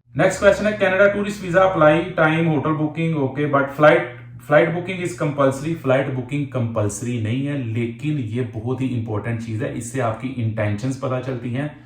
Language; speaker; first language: Urdu; non-native, local second language; Punjabi